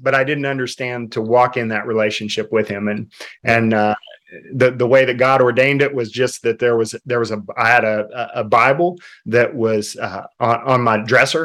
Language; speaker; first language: English; native; English